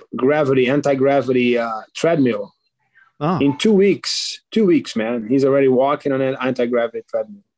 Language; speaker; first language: English; non-native, fluent; Portuguese